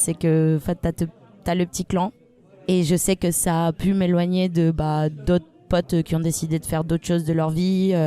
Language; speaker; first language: French; non-native, fluent; Spanish